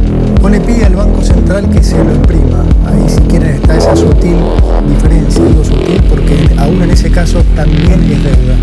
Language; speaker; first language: Spanish; native; Spanish